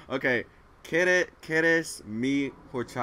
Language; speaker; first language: Spanish; non-native, learner; English